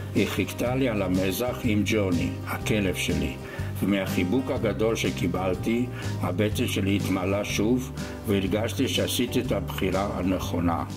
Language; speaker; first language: Hebrew; non-native, fluent; Romanian